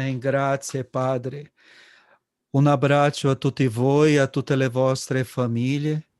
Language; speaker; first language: Italian; non-native, fluent; Portuguese